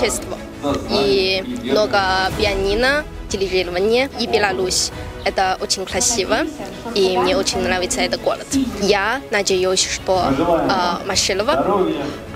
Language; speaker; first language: Russian; non-native, learner; Chinese